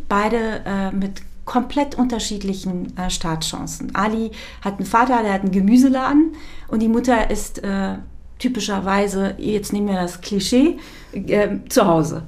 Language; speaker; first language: German; early bilingual, other home language; Kurdish